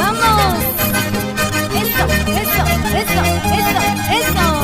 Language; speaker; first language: Spanish; native; Spanish